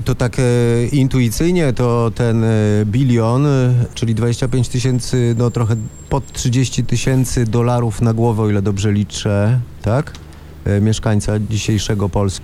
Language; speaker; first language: Polish; native; Polish